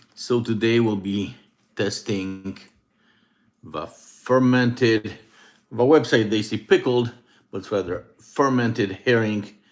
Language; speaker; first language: English; non-native, fluent; Polish